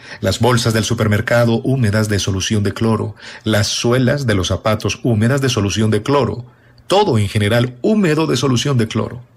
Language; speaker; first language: Spanish; native; Spanish